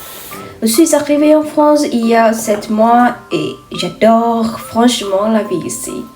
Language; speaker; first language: French; non-native, fluent; Vietnamese